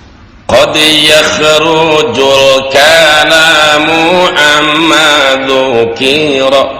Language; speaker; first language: Arabic; non-native, fluent; Sundanese